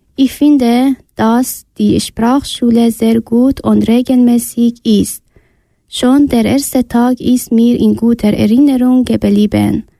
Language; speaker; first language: German; non-native, learner; Persian